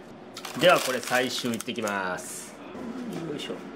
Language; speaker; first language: Japanese; native; Japanese